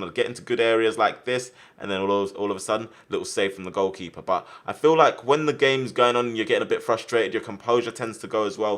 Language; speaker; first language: English; native; English